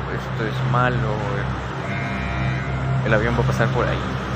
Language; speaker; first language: Spanish; native; Spanish